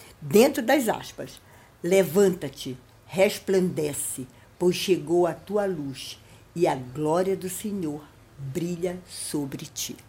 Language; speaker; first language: Portuguese; native; Portuguese